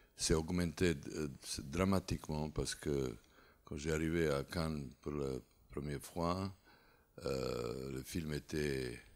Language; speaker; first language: French; non-native, learner; Serbian